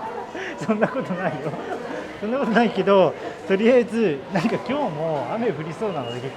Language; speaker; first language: Japanese; native; Japanese